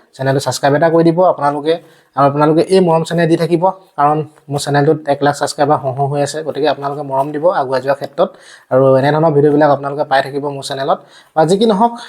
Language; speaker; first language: Assamese; native; Assamese